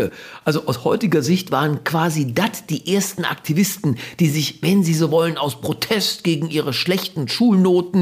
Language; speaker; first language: German; native; German